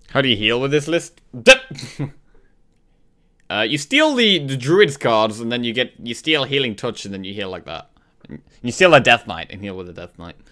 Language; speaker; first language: English; native; English